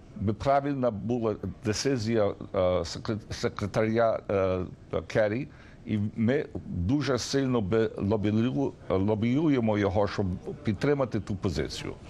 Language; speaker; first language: Ukrainian; early bilingual, heritage; Ukrainian